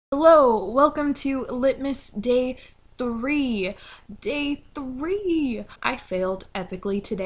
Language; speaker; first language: English; native; English